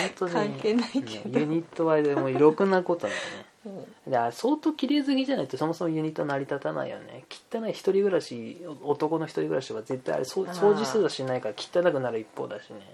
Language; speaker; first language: Japanese; native; Japanese